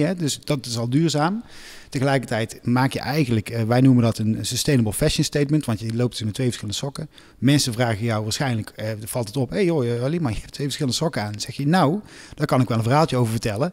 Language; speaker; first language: Dutch; native; Dutch